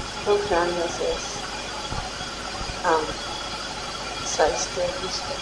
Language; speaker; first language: Spanish; non-native, learner; English